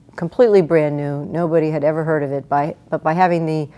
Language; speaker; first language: English; native; English